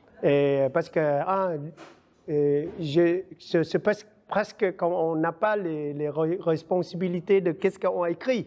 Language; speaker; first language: French; non-native, learner; Vietnamese